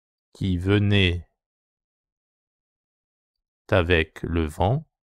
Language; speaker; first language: French; non-native, fluent; Japanese